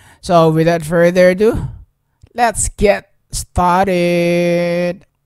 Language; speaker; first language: English; non-native, fluent; Indonesian